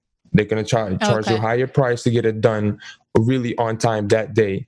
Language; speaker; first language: English; non-native, fluent; Dutch